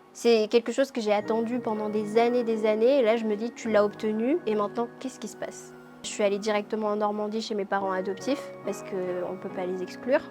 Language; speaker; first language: French; early bilingual, other home language; Amharic